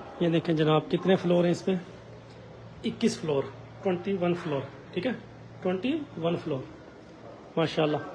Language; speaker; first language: Urdu; non-native, local second language; Saraiki